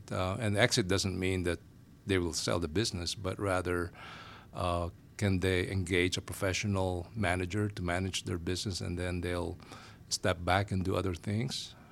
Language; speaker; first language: English; non-native, local second language; Filipino